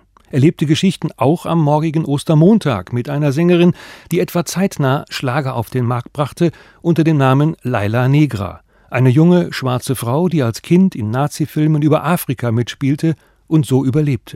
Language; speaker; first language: German; native; German